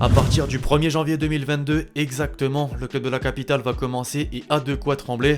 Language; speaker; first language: French; native; French